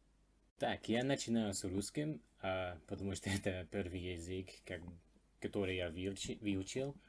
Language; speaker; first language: Russian; non-native, fluent; English